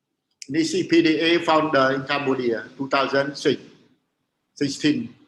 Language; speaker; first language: English; non-native, learner; Khmer